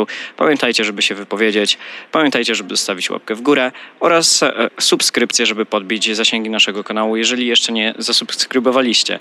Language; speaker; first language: Polish; native; Polish